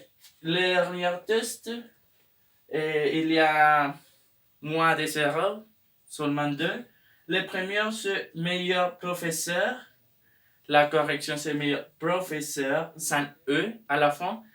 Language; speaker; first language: French; non-native, learner; Spanish